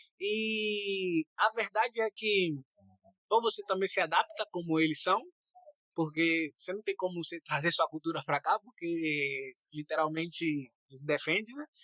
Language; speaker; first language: Portuguese; native; Portuguese